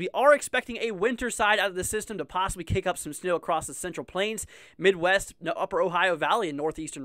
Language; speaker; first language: English; native; English